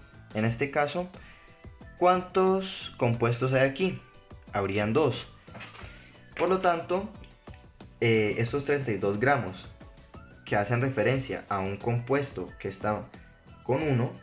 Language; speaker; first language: Spanish; native; Spanish